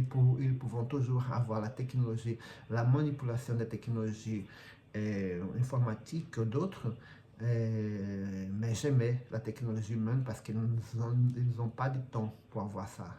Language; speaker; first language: French; non-native, fluent; Portuguese